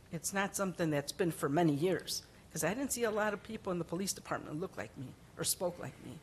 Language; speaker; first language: English; early bilingual, other home language; Spanish